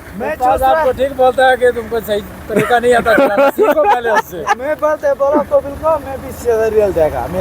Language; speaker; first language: Hindi; non-native, learner; Bangla